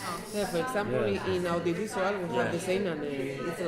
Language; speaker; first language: English; non-native, learner; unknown